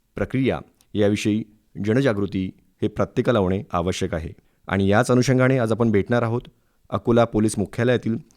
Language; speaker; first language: Marathi; native; Marathi